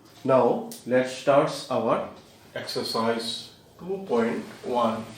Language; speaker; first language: English; non-native, local second language; Bangla